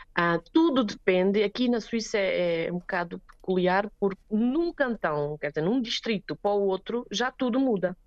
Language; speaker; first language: Portuguese; native; Portuguese